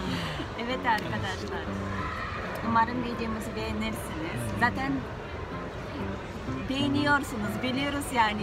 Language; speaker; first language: Turkish; non-native, learner; Russian